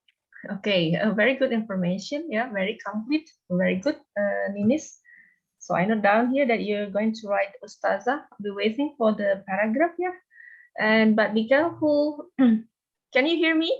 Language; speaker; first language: English; non-native, fluent; Indonesian